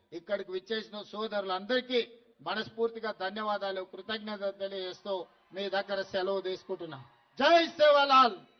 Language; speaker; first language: Telugu; native; Telugu